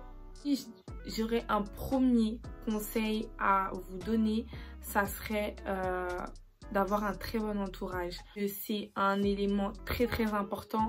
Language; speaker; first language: French; native; French